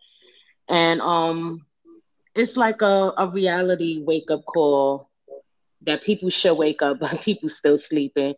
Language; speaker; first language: English; native; English